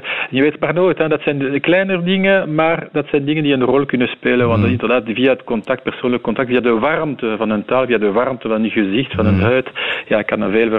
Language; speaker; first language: Dutch; non-native, local second language; French